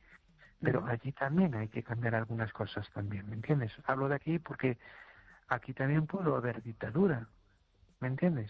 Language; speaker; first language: Spanish; native; Spanish